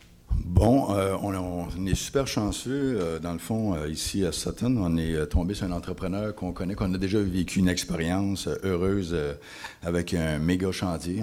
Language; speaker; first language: French; native; French